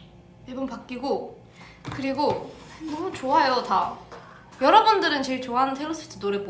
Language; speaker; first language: Korean; early bilingual, heritage; English